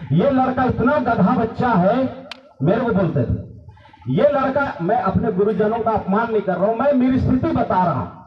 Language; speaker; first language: Hindi; non-native, local second language; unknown